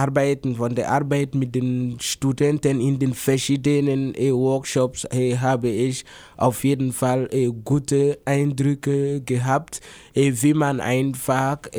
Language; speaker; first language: German; non-native, fluent; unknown